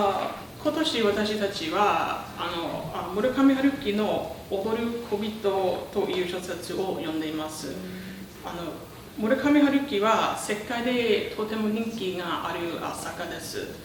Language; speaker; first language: Japanese; non-native, fluent; English